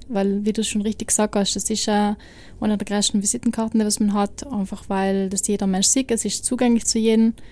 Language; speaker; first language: German; native; German